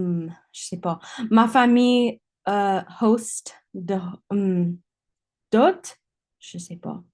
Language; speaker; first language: French; non-native, learner; English